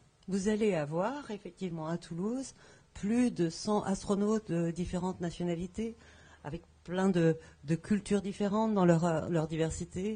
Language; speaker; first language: French; native; French